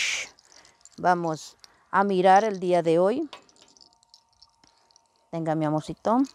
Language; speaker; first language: Spanish; native; Spanish